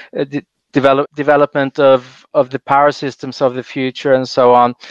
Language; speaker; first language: English; non-native, fluent; Swedish